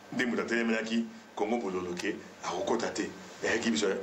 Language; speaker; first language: French; non-native, local second language; Lingala